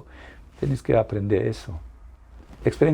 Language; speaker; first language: Spanish; non-native, fluent; German